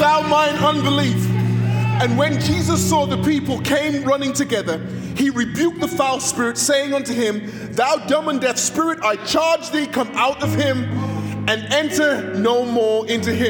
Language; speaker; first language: English; native; English